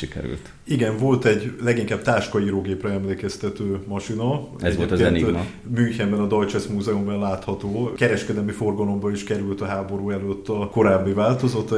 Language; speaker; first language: Hungarian; native; Hungarian